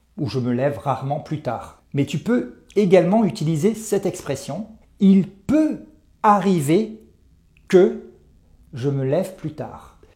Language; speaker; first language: French; native; French